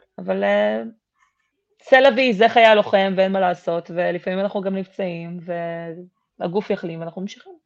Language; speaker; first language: Hebrew; early bilingual, other home language; Russian